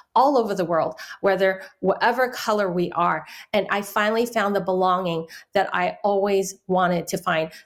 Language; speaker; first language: English; early bilingual, other home language; Chinese